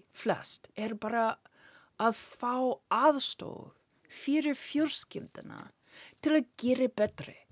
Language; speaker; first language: Icelandic; non-native, learner; English